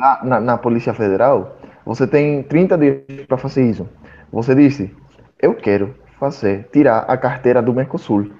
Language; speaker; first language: Portuguese; non-native, fluent; Spanish